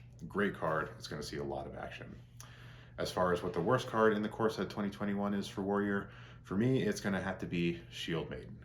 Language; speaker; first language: English; native; English